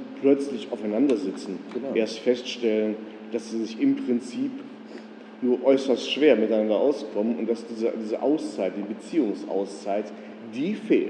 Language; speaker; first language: German; native; German